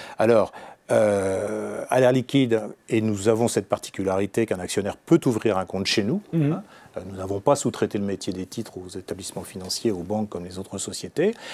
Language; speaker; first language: French; native; French